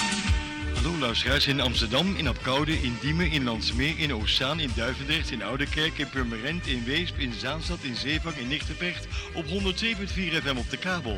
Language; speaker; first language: Dutch; native; Dutch